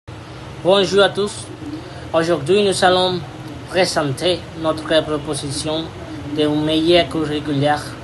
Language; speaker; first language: French; non-native, fluent; Spanish